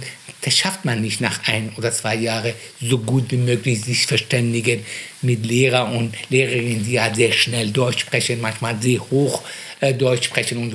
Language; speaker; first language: German; non-native, fluent; Persian